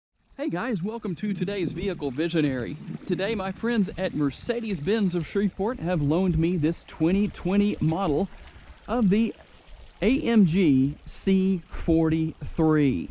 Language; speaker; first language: English; native; English